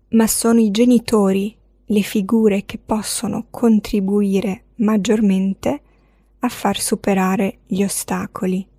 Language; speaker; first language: Italian; non-native, fluent; Arabic